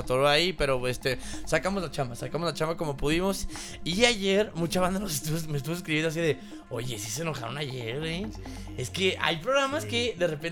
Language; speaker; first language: Spanish; native; Spanish